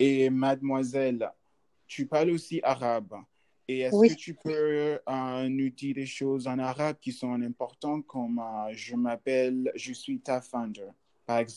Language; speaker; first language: French; non-native, learner; English